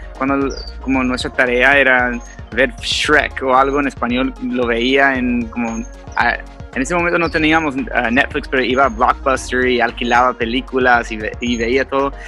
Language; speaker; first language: Spanish; non-native, fluent; English